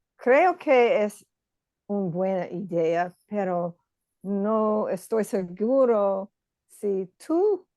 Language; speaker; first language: Spanish; non-native, learner; English